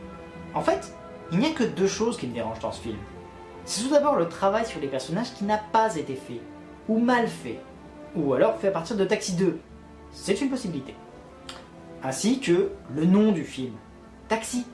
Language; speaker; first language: French; native; French